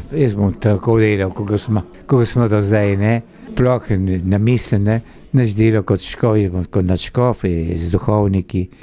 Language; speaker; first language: Slovenian; early bilingual, heritage; Slovenian